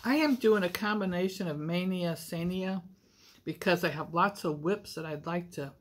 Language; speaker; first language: English; native; English